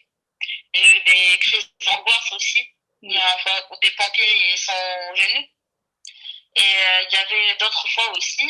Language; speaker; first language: French; non-native, local second language; Arabic